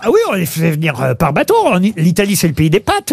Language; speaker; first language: French; native; French